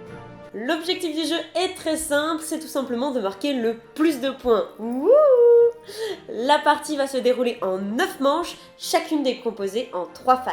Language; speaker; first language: French; native; French